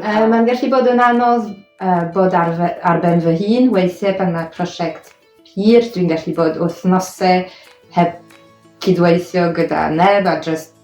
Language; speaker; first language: Welsh; non-native, fluent; French